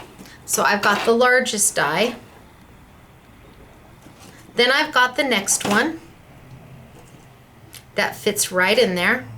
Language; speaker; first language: English; native; English